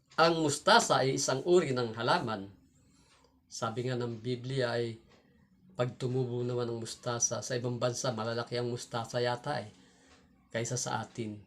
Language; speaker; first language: Filipino; non-native, local second language; Cebuano